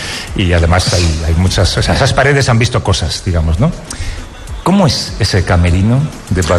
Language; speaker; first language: Spanish; native; Spanish